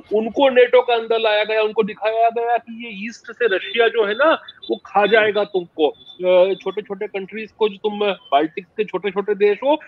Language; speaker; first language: Hindi; native; Hindi